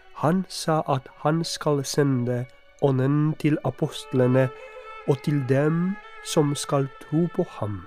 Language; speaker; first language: Norwegian; non-native, fluent; Polish